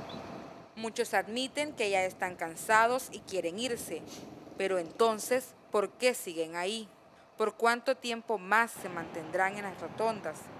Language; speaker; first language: Spanish; native; Spanish